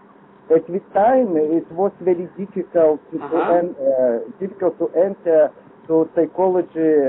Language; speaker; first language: English; non-native, learner; Lithuanian